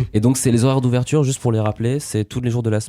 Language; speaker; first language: French; native; French